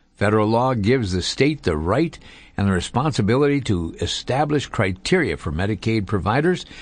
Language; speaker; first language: English; native; English